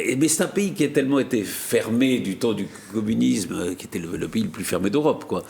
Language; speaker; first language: French; native; French